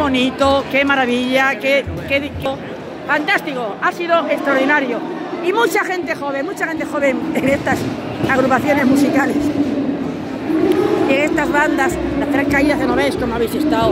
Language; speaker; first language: Spanish; native; Spanish